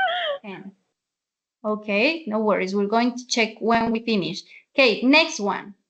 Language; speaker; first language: English; non-native, fluent; Spanish